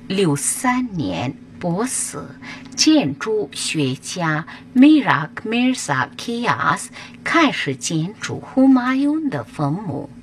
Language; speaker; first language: Chinese; non-native, fluent; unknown